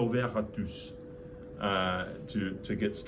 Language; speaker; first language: French; non-native, learner; English